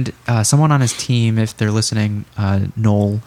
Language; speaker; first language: English; native; English